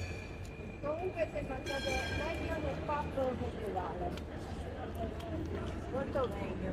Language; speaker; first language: Italian; non-native, learner; Czech